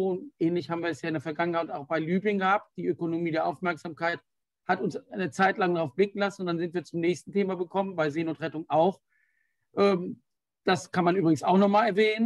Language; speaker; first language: German; native; German